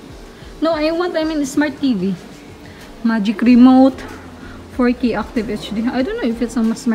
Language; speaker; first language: English; non-native, learner; Filipino